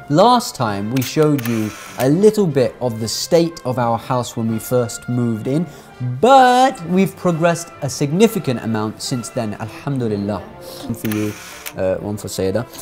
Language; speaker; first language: English; native; English